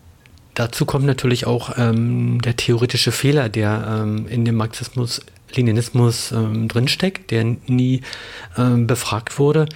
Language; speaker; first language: German; native; German